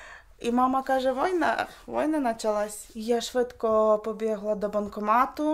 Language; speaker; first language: Polish; non-native, learner; Ukrainian